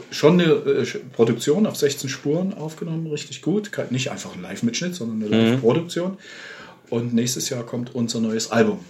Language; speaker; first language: German; native; German